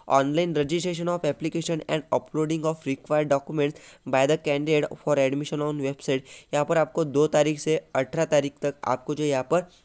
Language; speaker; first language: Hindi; non-native, local second language; Marathi